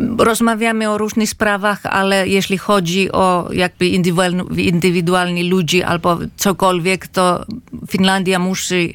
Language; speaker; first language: Polish; non-native, fluent; Finnish